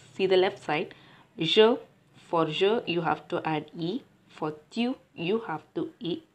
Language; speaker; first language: English; non-native, local second language; Tamil